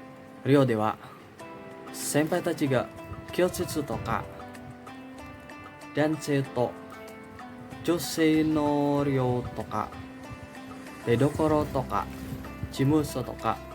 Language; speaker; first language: Japanese; non-native, learner; Indonesian